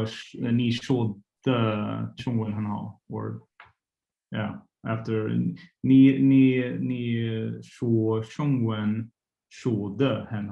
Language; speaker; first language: Chinese; non-native, learner; Swedish